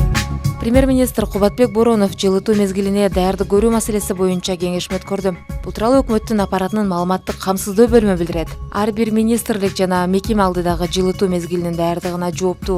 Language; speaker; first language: Kyrgyz; native; Kyrgyz